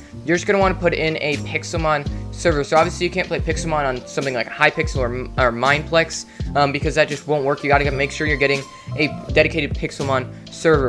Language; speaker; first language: English; native; English